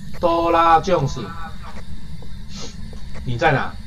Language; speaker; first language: Chinese; native; Chinese